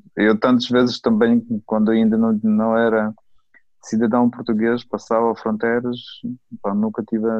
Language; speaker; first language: Portuguese; non-native, fluent; Ukrainian